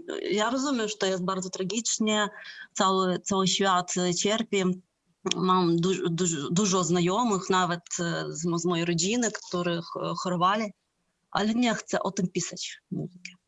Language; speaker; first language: Polish; non-native, fluent; Ukrainian